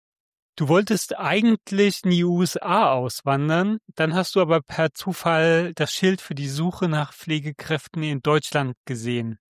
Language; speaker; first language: German; native; German